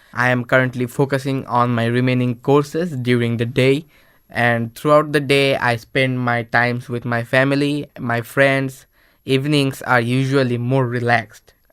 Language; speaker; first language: English; non-native, local second language; Bangla